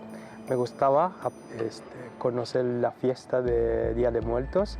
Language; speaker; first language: Spanish; non-native, learner; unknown